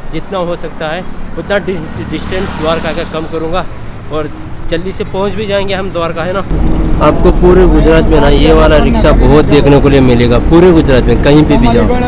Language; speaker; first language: Hindi; non-native, local second language; Kannada